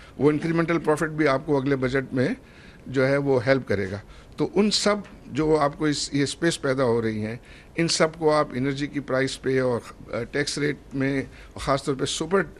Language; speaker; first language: Urdu; native; Urdu